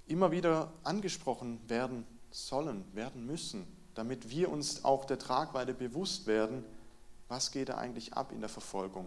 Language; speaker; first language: German; native; German